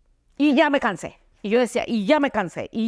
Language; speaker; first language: Spanish; early bilingual, other home language; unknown